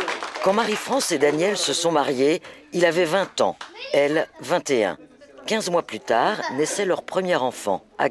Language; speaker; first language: French; native; French